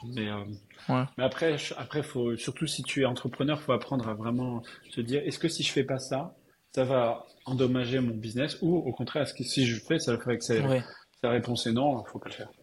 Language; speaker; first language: French; native; French